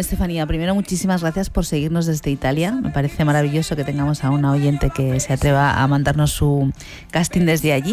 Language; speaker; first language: Spanish; native; Spanish